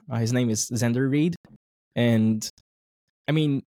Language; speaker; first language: English; non-native, fluent; Portuguese